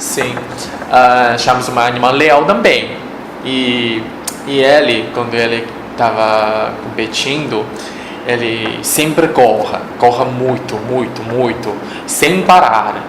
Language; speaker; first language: Portuguese; non-native, fluent; Chinese